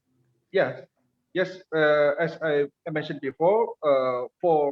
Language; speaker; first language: English; non-native, fluent; Indonesian